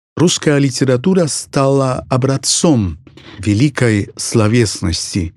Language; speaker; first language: Russian; non-native, fluent; Spanish